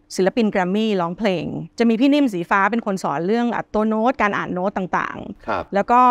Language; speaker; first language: Thai; native; Thai